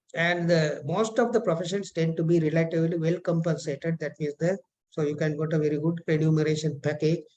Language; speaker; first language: English; non-native, local second language; Sinhala